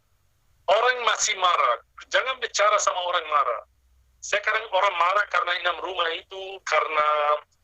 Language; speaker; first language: Indonesian; non-native, fluent; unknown